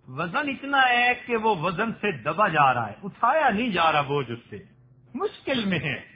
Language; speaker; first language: Urdu; non-native, local second language; Punjabi